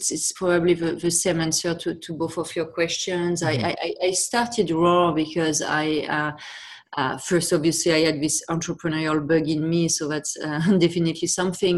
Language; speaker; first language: English; non-native, fluent; French